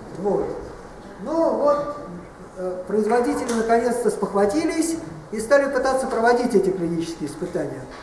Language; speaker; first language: Russian; native; Russian